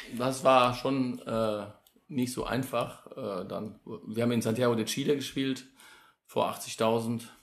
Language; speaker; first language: German; early bilingual, other home language; Polish